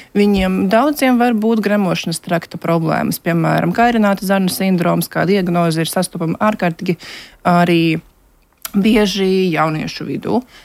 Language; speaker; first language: Latvian; non-native, local second language; Russian